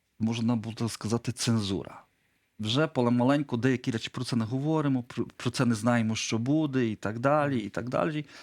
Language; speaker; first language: Ukrainian; non-native, local second language; Polish